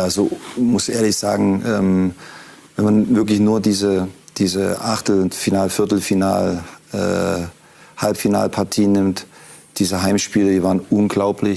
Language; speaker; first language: German; native; German